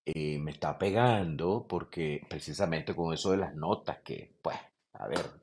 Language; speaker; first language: Spanish; native; Spanish